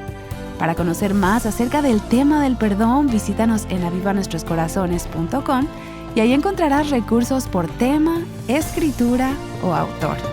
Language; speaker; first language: Spanish; native; Spanish